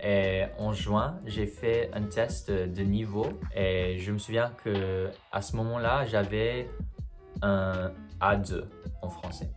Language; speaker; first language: French; non-native, fluent; English